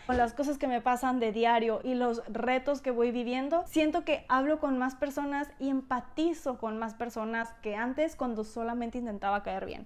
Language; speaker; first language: Spanish; native; Spanish